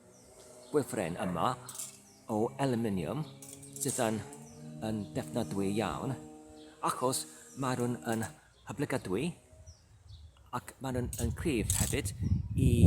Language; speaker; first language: Welsh; non-native, learner; English